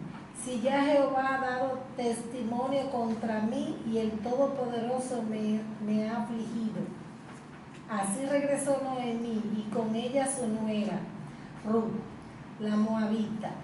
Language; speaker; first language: Spanish; native; Spanish